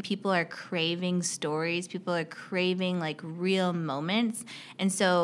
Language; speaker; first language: English; native; English